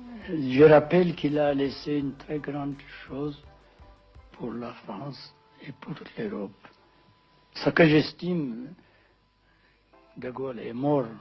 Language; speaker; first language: French; non-native, fluent; Amharic